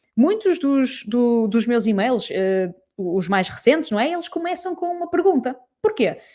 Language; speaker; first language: Portuguese; native; Portuguese